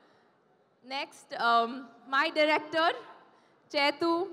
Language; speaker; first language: Telugu; non-native, local second language; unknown